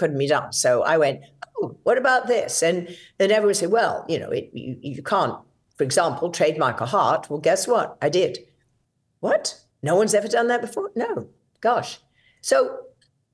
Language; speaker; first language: English; native; English